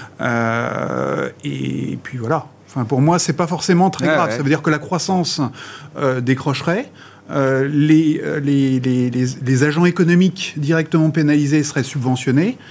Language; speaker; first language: French; native; French